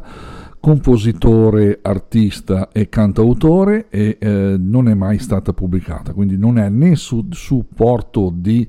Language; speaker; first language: Italian; native; Italian